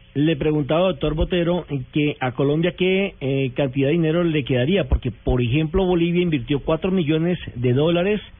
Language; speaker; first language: Spanish; native; Spanish